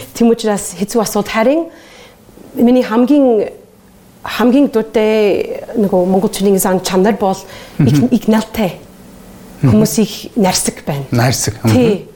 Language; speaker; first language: Mongolian; non-native, learner; English